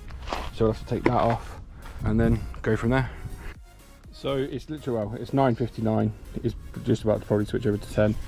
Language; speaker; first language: English; native; English